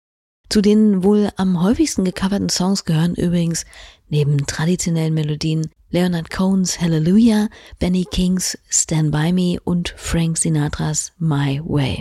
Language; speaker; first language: German; native; German